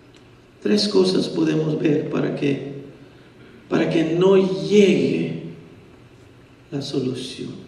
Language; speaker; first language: Spanish; early bilingual, heritage; Spanish